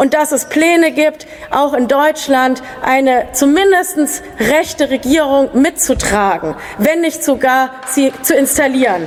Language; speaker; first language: German; native; German